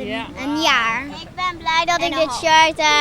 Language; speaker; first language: Dutch; non-native, local second language; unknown